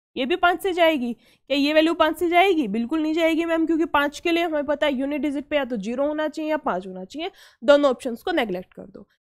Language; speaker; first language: Hindi; native; Hindi